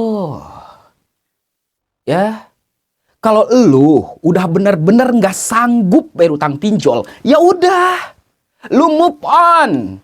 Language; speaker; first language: Indonesian; native; Indonesian